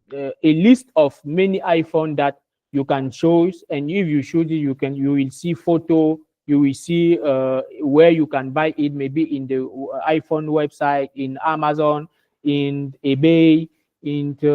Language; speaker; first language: English; non-native, learner; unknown